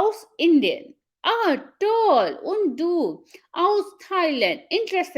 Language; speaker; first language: German; non-native, fluent; Hindi